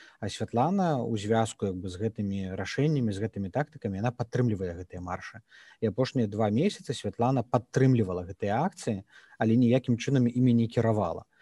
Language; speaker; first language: Belarusian; native; Belarusian